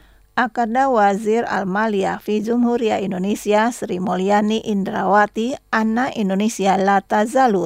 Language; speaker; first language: Arabic; non-native, fluent; Indonesian